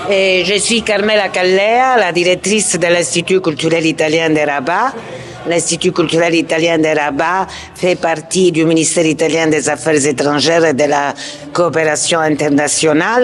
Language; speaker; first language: French; non-native, fluent; Italian